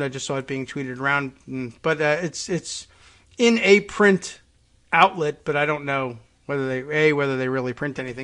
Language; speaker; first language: English; native; English